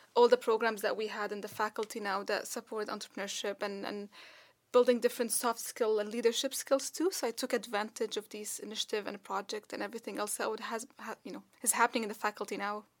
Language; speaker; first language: English; non-native, fluent; Arabic